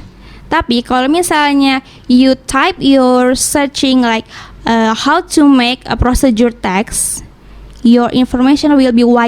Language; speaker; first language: English; non-native, learner; Indonesian